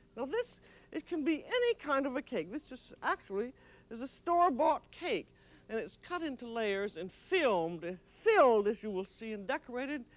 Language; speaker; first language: English; native; English